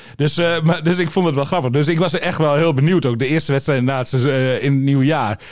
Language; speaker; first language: Dutch; native; Dutch